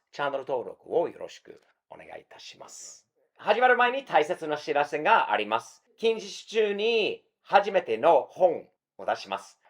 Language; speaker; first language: Japanese; non-native, fluent; English